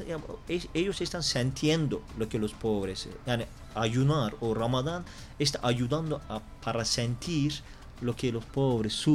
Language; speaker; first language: Spanish; non-native, learner; Turkish